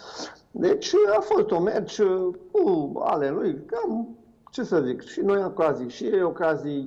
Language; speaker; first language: Romanian; native; Romanian